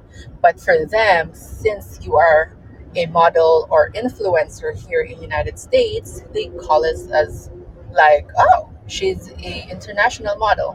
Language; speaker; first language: English; non-native, local second language; Cebuano